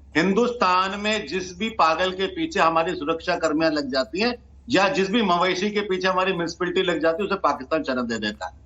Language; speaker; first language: Hindi; non-native, local second language; Kashmiri